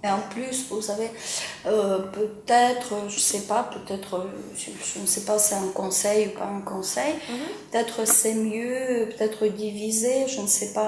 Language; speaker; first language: French; non-native, fluent; Ukrainian